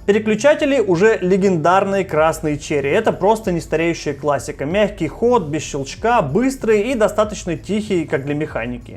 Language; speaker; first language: Russian; native; Russian